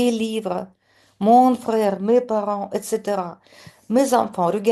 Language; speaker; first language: French; non-native, fluent; Russian